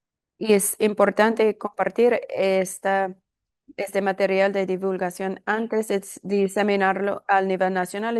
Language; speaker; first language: Spanish; non-native, fluent; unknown